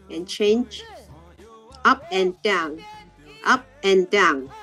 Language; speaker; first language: English; non-native, learner; Chinese